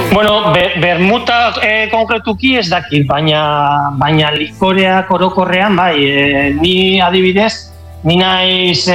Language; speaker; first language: Basque; non-native, local second language; Spanish